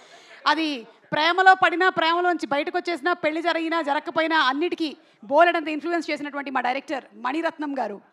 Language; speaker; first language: Telugu; native; Telugu